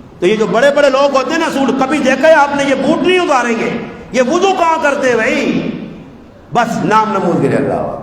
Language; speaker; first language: Urdu; non-native, local second language; Punjabi